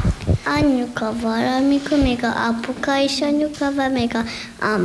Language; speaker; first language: Hungarian; non-native, local second language; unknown